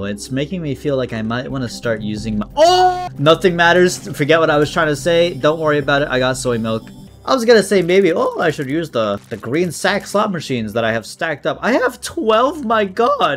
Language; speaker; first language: English; native; English